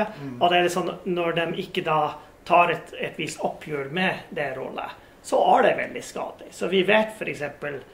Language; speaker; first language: Norwegian; non-native, fluent; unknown